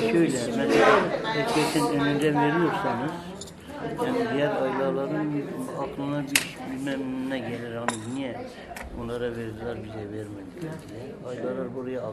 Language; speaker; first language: Turkish; non-native, local second language; Kurdish